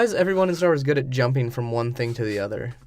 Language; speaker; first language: English; native; English